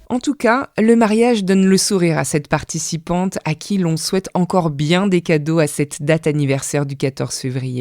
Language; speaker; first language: French; native; French